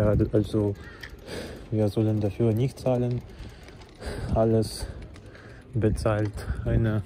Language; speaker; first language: German; non-native, learner; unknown